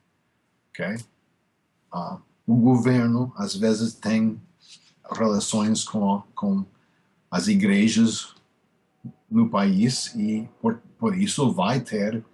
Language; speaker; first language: Portuguese; non-native, fluent; English